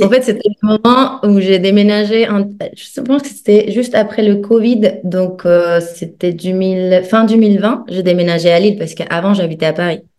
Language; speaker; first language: French; non-native, fluent; Spanish